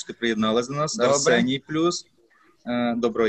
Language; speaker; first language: Ukrainian; native; Ukrainian